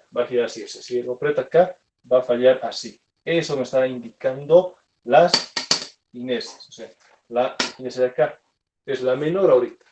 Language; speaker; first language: Spanish; native; Spanish